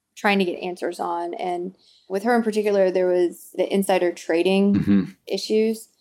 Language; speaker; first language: English; native; English